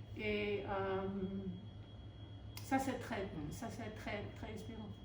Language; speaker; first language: French; non-native, fluent; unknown